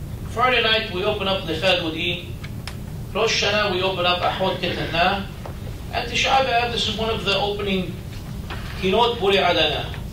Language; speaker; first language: English; native; English